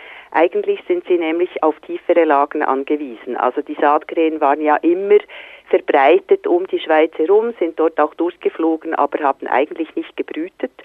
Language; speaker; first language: German; native; German